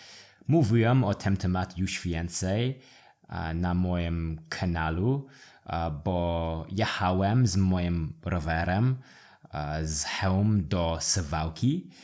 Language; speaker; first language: Polish; non-native, learner; English